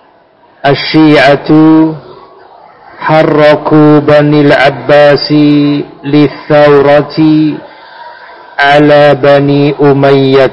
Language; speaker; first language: Arabic; non-native, fluent; Indonesian